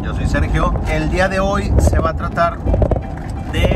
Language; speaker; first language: Spanish; native; Spanish